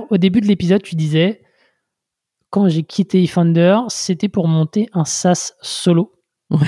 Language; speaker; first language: French; native; French